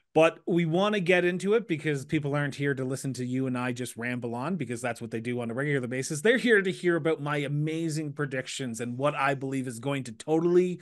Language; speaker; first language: English; native; English